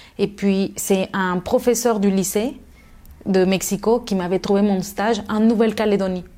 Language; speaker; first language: French; non-native, fluent; Spanish